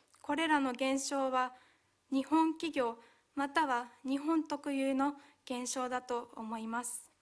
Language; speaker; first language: Japanese; early bilingual, other home language; Hungarian